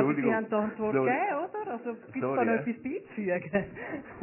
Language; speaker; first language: German; native; German